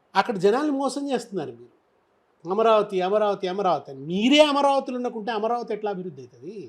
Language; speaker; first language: Telugu; native; Telugu